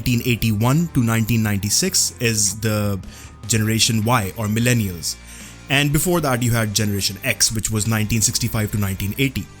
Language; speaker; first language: English; non-native, local second language; Urdu